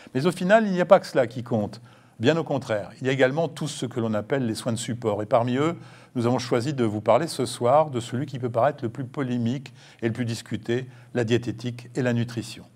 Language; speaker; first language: French; native; French